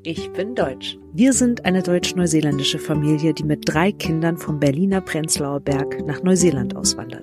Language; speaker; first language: German; native; German